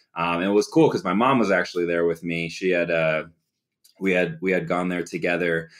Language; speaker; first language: English; native; English